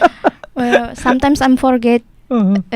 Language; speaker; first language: English; non-native, learner; Indonesian